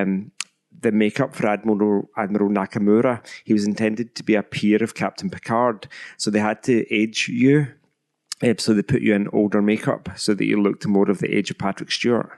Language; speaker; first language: English; native; English